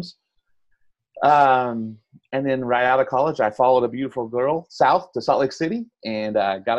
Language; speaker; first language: English; native; English